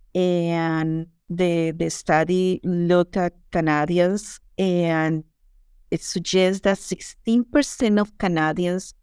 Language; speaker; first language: English; non-native, fluent; Spanish